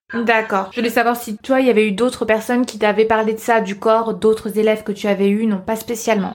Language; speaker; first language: French; native; French